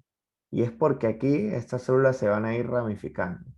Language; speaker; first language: Spanish; native; Spanish